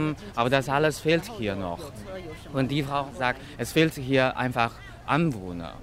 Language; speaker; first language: German; non-native, fluent; Chinese